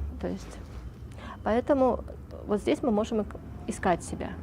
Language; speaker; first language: Russian; non-native, local second language; Tajik